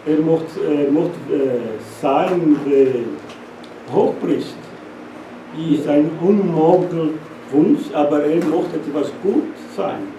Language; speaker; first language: German; non-native, learner; Portuguese